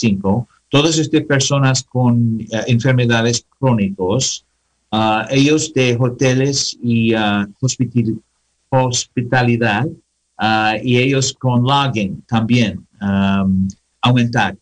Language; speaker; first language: Spanish; non-native, learner; English